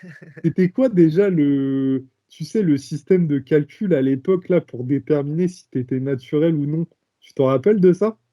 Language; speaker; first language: French; native; French